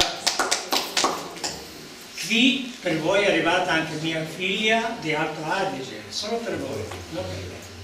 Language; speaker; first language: Italian; non-native, learner; Serbian